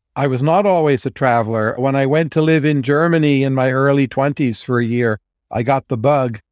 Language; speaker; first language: English; native; English